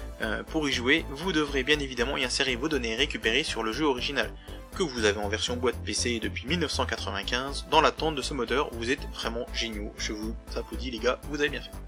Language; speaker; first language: French; native; French